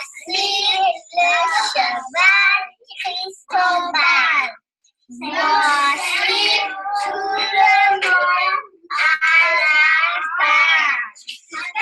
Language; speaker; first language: French; non-native, learner; English